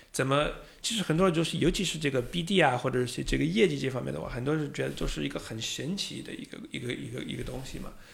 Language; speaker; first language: Chinese; non-native, fluent; English